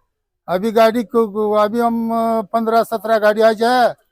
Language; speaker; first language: Hindi; non-native, learner; Pashto